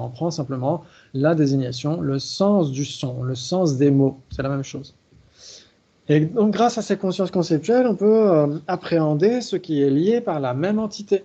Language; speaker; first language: French; native; French